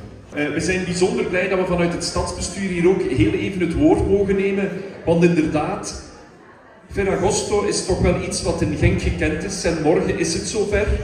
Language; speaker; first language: Dutch; native; Dutch